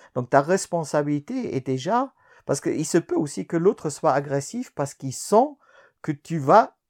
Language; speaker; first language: French; non-native, fluent; German